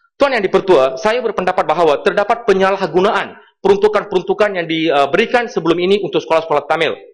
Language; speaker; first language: Malay; non-native, local second language; Tamil